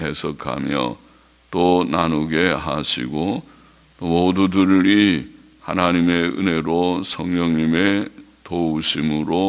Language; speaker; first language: Korean; native; Korean